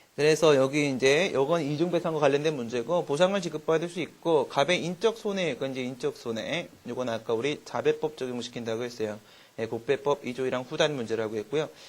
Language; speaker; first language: Korean; native; Korean